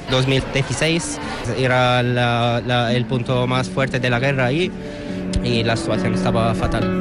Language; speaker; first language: Spanish; non-native, fluent; Arabic